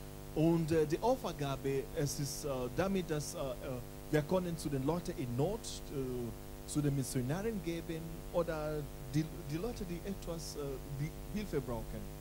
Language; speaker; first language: German; non-native, learner; English